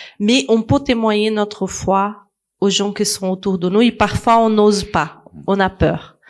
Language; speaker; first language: French; non-native, fluent; Portuguese